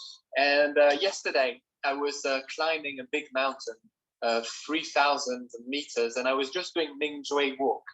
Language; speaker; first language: English; non-native, fluent; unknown